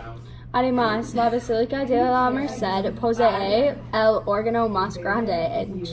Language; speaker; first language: Spanish; non-native, learner; English